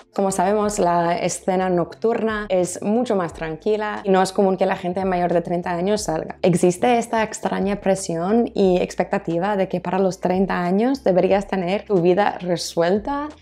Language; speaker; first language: Spanish; non-native, fluent; English